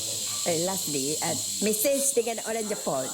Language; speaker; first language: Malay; non-native, fluent; Japanese